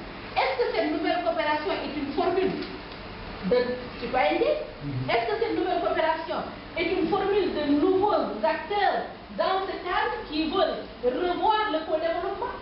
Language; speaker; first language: French; non-native, local second language; Wolof